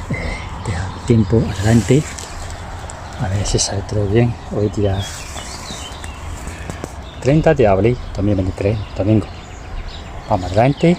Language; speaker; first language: Spanish; non-native, learner; Chinese